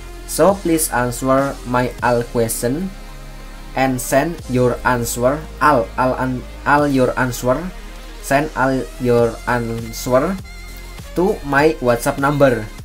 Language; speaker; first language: English; non-native, learner; Indonesian